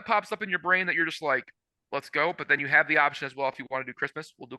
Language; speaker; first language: English; native; English